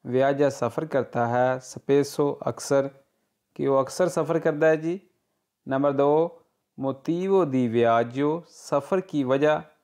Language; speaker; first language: Urdu; non-native, local second language; Punjabi